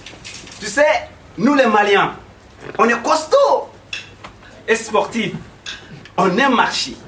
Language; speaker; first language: French; non-native, local second language; Bambara